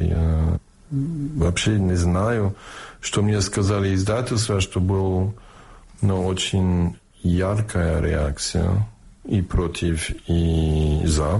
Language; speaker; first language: Russian; non-native, fluent; English